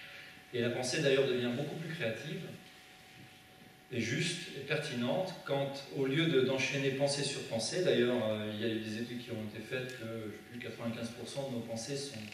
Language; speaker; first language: French; native; French